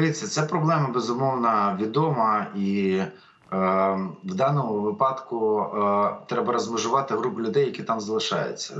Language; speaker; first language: Ukrainian; native; Ukrainian